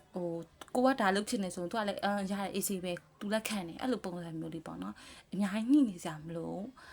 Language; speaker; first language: Burmese; native; Burmese